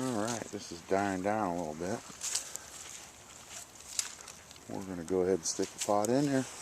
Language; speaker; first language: English; native; English